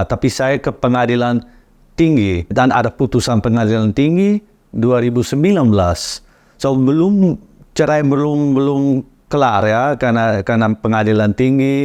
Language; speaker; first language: Indonesian; non-native, learner; Dutch